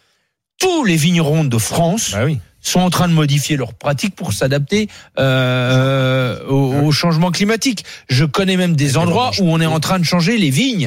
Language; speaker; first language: French; native; French